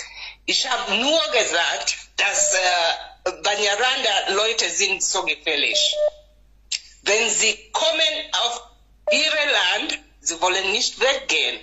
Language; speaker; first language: German; non-native, learner; Ganda